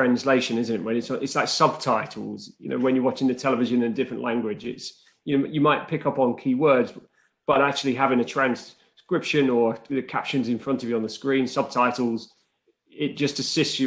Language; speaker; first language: English; native; English